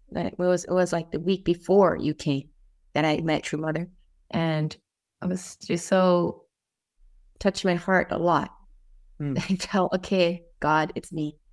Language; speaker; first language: English; non-native, fluent; Japanese